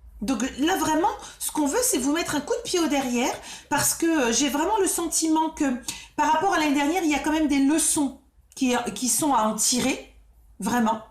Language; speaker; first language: French; native; French